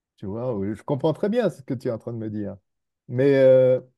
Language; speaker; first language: French; native; French